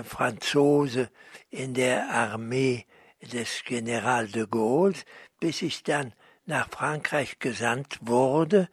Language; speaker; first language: German; early bilingual, heritage; German